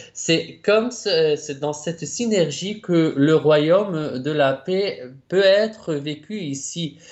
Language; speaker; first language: French; non-native, local second language; Arabic